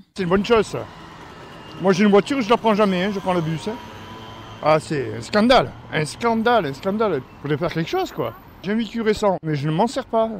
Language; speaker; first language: French; native; French